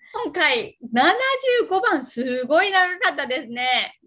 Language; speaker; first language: Japanese; native; Japanese